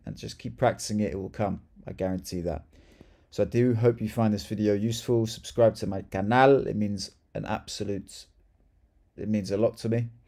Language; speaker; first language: English; native; English